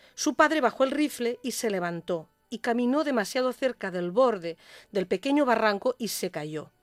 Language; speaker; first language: Spanish; non-native, local second language; Catalan